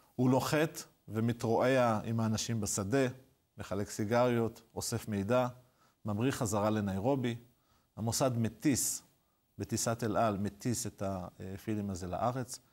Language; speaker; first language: Hebrew; native; Hebrew